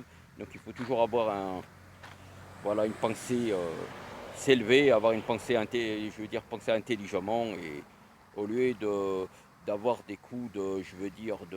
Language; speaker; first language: French; native; French